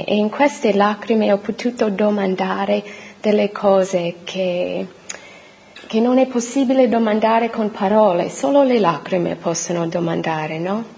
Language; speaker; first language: Italian; non-native, fluent; English